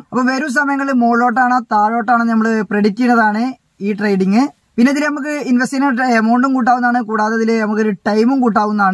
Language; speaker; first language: Malayalam; native; Malayalam